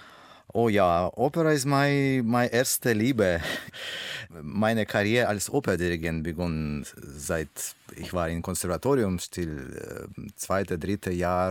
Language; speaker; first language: German; non-native, learner; Russian